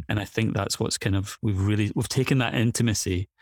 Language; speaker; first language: English; native; English